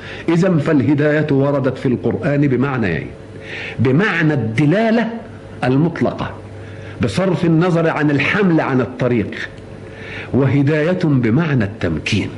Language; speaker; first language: Arabic; native; Arabic